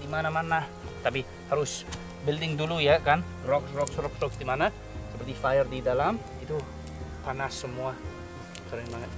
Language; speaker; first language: Indonesian; non-native, learner; English